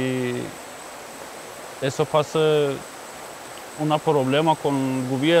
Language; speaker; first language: Spanish; non-native, learner; Haitian Creole